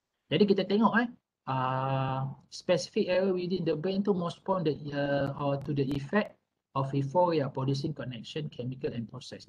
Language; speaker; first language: English; non-native, local second language; Malay